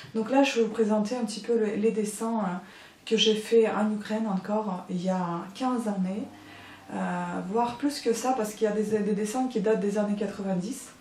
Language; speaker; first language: French; non-native, fluent; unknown